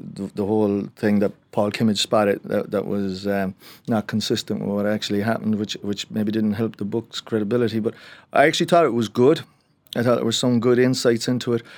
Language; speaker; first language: English; native; English